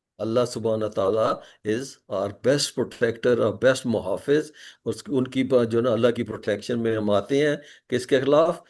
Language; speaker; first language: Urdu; native; Urdu